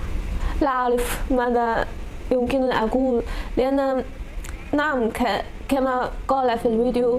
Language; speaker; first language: Arabic; non-native, learner; Chinese